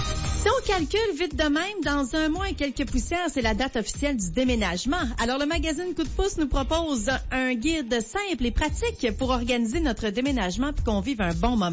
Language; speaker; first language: French; native; French